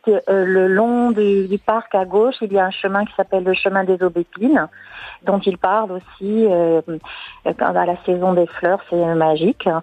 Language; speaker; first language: French; native; French